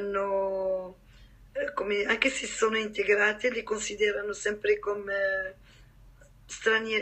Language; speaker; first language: Italian; non-native, fluent; French